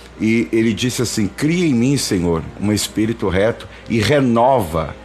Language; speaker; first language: Portuguese; native; Portuguese